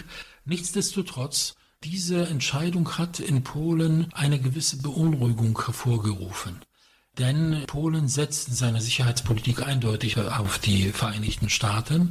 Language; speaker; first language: German; non-native, fluent; Polish